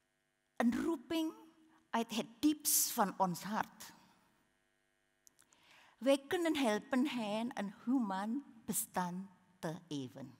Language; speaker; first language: Dutch; non-native, learner; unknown